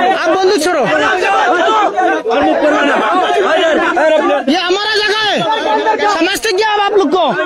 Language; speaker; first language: Hindi; non-native, learner; Bangla